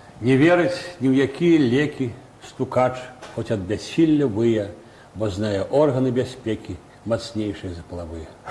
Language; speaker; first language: Belarusian; native; Belarusian